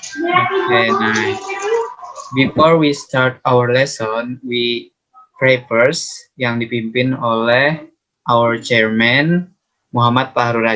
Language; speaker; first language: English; non-native, learner; Indonesian